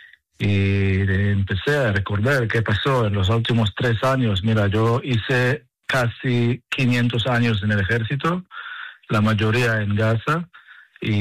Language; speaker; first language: Spanish; non-native, fluent; Hebrew